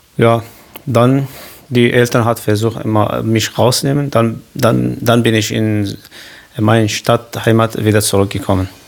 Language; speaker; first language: German; non-native, learner; Kurdish